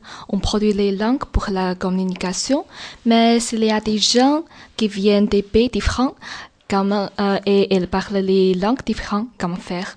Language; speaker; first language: French; non-native, learner; Chinese